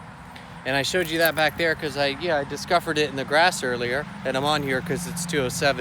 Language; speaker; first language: English; native; English